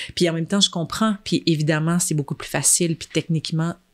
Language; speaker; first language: French; native; French